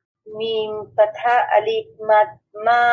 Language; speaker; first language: Arabic; non-native, learner; Bangla